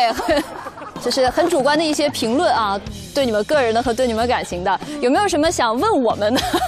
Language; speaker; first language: Chinese; native; Chinese